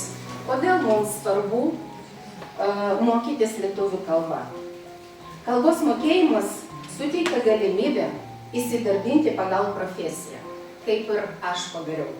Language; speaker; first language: Lithuanian; non-native, learner; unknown